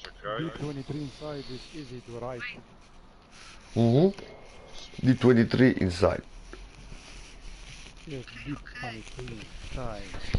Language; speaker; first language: English; non-native, learner; Polish